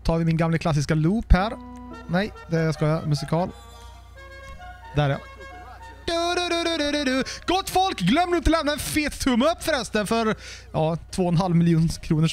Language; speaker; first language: Swedish; native; Swedish